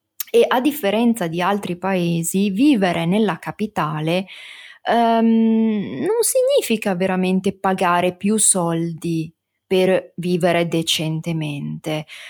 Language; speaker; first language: Italian; native; Italian